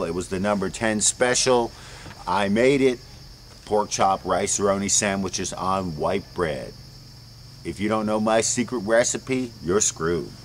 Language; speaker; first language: English; native; English